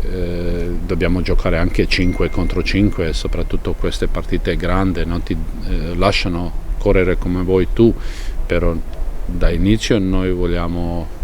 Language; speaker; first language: Italian; non-native, fluent; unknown